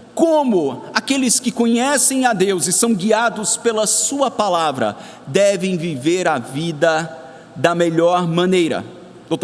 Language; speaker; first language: Portuguese; native; Portuguese